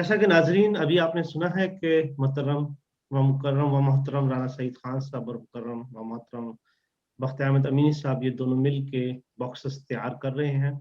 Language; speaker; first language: Urdu; native; Urdu